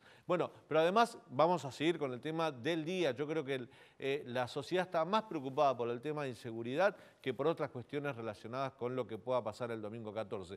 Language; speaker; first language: Spanish; native; Spanish